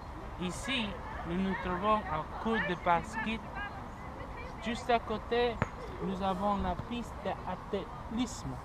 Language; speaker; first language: French; non-native, learner; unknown